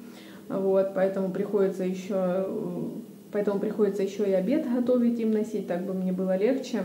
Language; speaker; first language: Russian; native; Russian